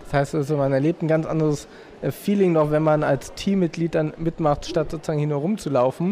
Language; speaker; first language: German; native; German